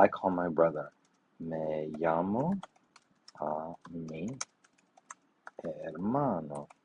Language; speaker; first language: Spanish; non-native, learner; English